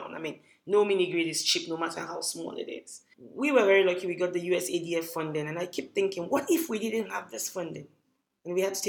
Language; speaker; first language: English; non-native, local second language; Hausa